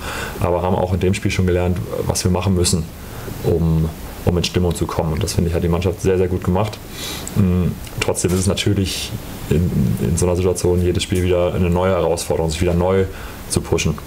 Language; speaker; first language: German; native; German